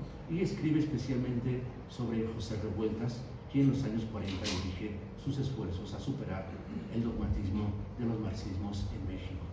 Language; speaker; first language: Spanish; native; Spanish